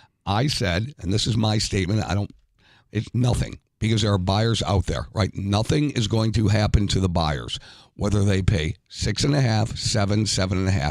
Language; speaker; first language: English; native; English